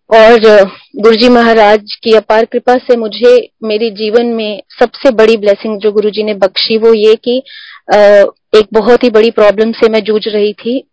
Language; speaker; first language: Hindi; non-native, local second language; Punjabi